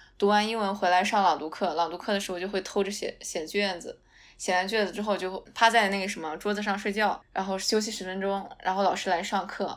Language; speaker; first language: Chinese; non-native, local second language; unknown